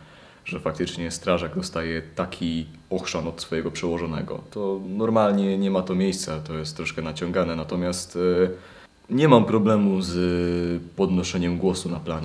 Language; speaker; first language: Polish; native; Polish